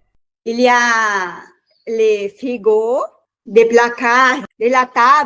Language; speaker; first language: French; non-native, learner; Portuguese